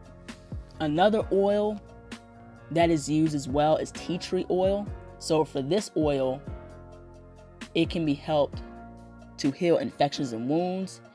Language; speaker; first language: English; native; English